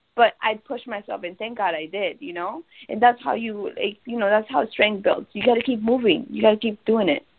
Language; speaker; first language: English; early bilingual, other home language; Spanish